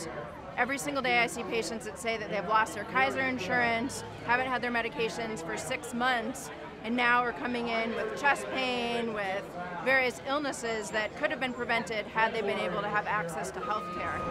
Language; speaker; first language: English; native; English